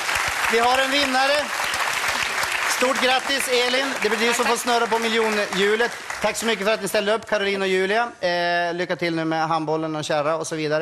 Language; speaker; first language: Swedish; native; Swedish